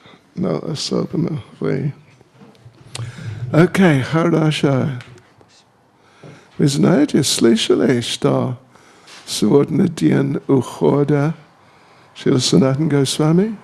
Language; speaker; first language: Russian; non-native, learner; English